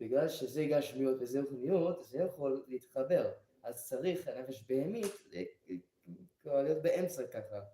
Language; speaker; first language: Hebrew; non-native, learner; English